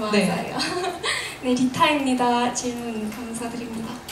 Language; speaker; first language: Korean; non-native, fluent; Indonesian